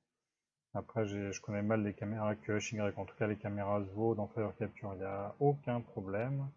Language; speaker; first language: French; native; French